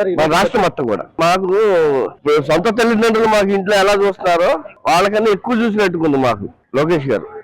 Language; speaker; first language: Telugu; non-native, local second language; Urdu